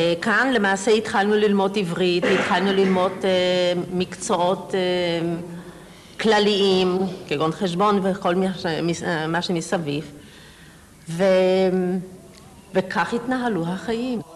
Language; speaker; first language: Hebrew; non-native, fluent; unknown